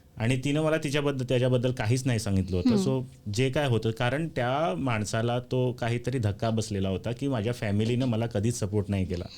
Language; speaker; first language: Marathi; non-native, local second language; Konkani